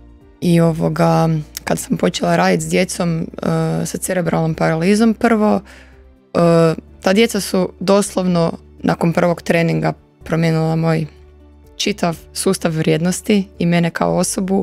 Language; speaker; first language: Croatian; native; Croatian